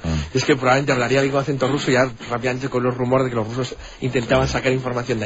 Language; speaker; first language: Spanish; native; Spanish